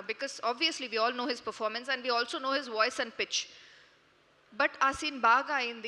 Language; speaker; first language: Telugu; non-native, local second language; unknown